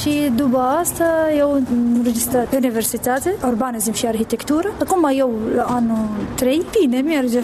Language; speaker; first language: Romanian; non-native, learner; Arabic